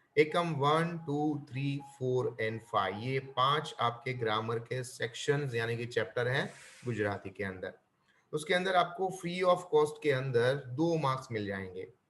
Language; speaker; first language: Hindi; non-native, local second language; Gujarati